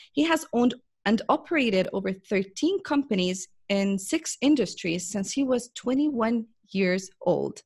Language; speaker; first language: English; non-native, fluent; Arabic